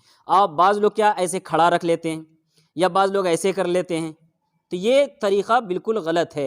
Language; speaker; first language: Urdu; native; Urdu